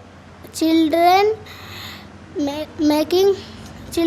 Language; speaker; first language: English; non-native, learner; Hindi